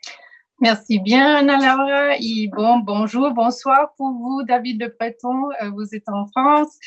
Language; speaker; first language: French; non-native, fluent; Spanish